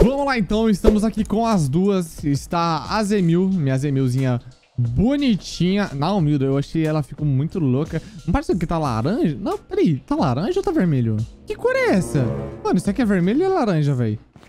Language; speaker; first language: Portuguese; native; Portuguese